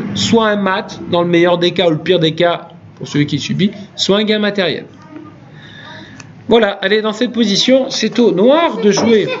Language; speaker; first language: French; native; French